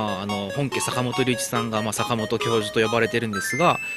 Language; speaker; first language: Japanese; native; Japanese